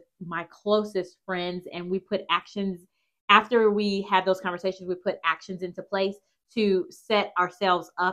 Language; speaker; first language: English; native; English